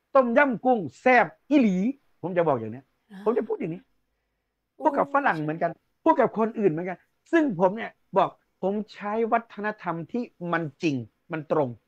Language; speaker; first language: Thai; non-native, local second language; Northeastern Thai